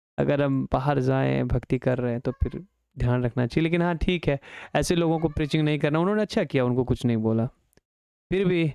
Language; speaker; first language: Hindi; native; Hindi